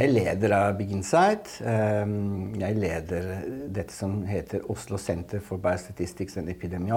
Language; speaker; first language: Norwegian; non-native, fluent; Italian